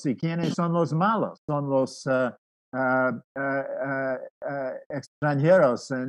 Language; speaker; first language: Spanish; non-native, fluent; English